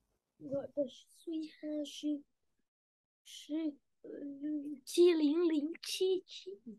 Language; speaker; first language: Chinese; non-native, learner; Vietnamese